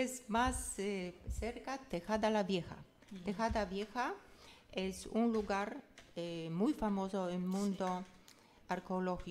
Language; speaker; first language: Spanish; non-native, fluent; Polish